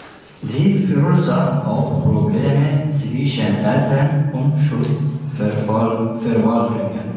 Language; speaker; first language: German; non-native, learner; Turkish